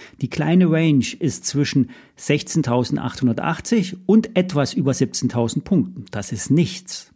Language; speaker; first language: German; native; German